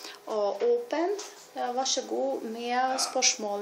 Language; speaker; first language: Norwegian; non-native, fluent; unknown